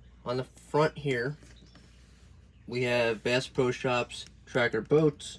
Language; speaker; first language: English; native; English